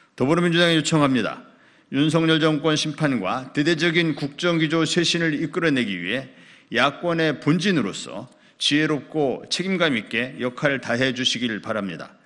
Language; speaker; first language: Korean; native; Korean